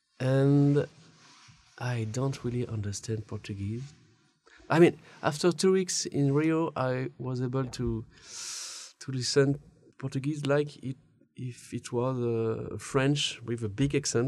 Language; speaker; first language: English; non-native, learner; French